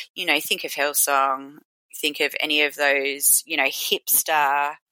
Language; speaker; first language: English; native; English